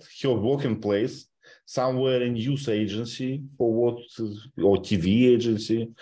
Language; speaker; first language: English; non-native, fluent; Russian